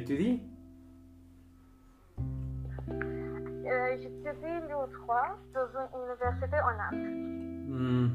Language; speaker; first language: French; non-native, learner; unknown